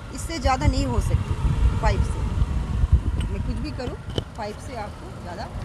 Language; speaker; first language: Hindi; non-native, local second language; Bangla